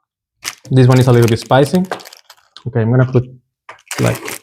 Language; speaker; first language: English; non-native, learner; Spanish